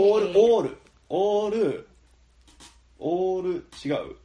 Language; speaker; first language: English; non-native, learner; Japanese